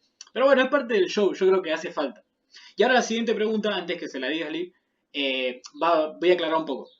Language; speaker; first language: Spanish; native; Spanish